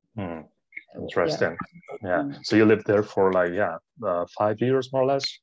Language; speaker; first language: English; non-native, fluent; Spanish